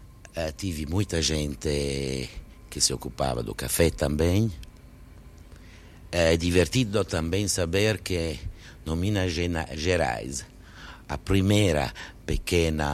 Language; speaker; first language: Portuguese; non-native, fluent; French